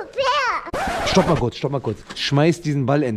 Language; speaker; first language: German; native; German